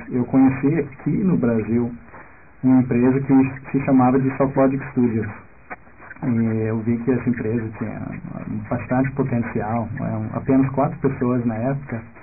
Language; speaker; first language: Portuguese; non-native, fluent; English